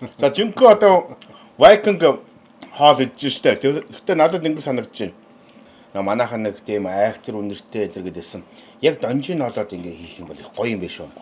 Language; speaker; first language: Mongolian; native; Mongolian